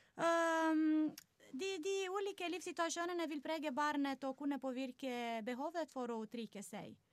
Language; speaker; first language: Norwegian; non-native, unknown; Romanian